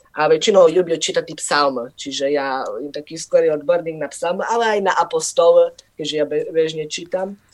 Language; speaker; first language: Slovak; non-native, local second language; Rusyn